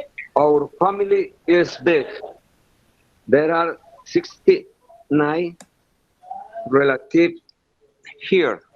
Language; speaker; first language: English; non-native, learner; Spanish